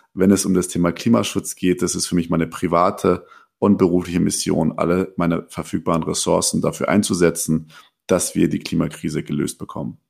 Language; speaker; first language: German; early bilingual, other home language; Persian